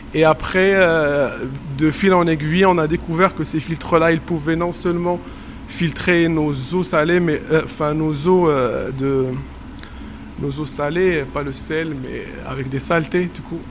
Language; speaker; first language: French; non-native, local second language; Arabic